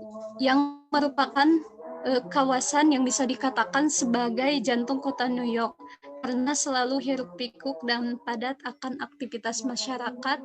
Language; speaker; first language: Indonesian; native; Indonesian